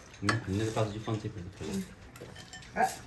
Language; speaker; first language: Chinese; native; Chinese